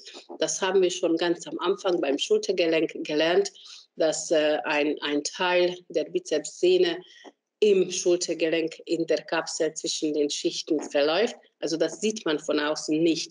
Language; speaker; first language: German; non-native, fluent; Hungarian